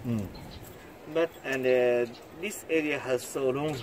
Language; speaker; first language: English; non-native, learner; Japanese